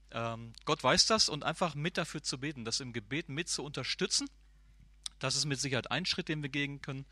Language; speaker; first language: German; native; German